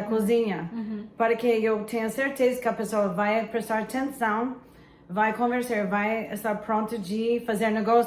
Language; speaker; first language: Portuguese; non-native, fluent; English